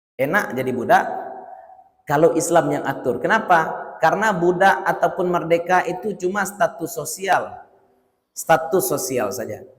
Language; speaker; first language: Malay; non-native, local second language; Minangkabau